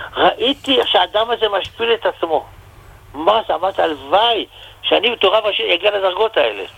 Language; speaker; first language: Hebrew; non-native, fluent; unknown